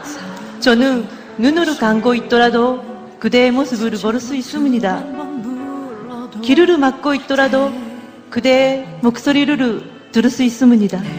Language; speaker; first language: Korean; non-native, learner; Japanese